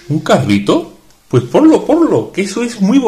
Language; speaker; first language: Spanish; native; Spanish